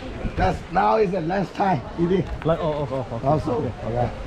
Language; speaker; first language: English; non-native, learner; Burmese